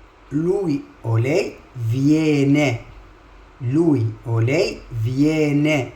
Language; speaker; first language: Italian; non-native, fluent; Arabic